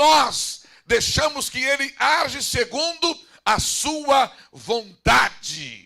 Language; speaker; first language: Portuguese; native; Portuguese